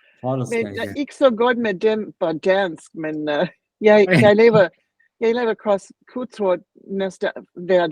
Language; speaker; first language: Danish; non-native, learner; English